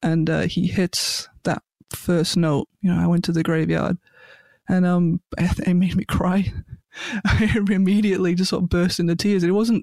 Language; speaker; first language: English; native; English